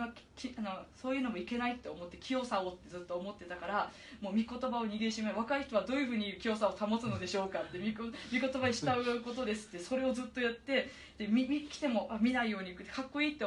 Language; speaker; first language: Japanese; native; Japanese